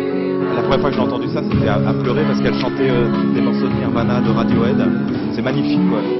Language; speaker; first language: French; native; French